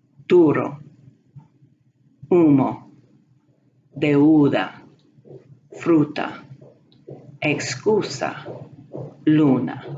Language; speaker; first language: Spanish; non-native, fluent; English